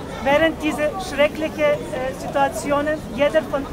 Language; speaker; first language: German; non-native, learner; Ukrainian